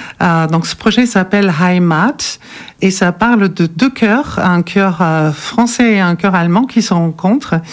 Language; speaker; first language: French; non-native, fluent; German